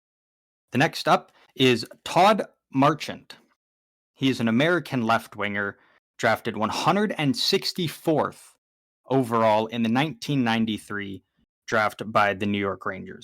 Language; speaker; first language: English; native; English